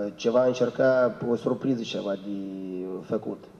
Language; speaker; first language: Romanian; non-native, local second language; Russian